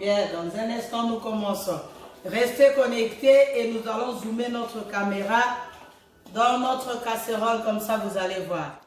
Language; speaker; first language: French; non-native, local second language; Lingala